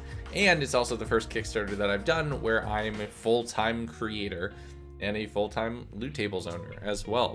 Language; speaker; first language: English; native; English